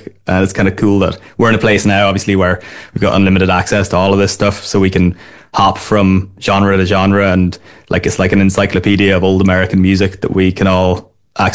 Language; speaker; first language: English; native; English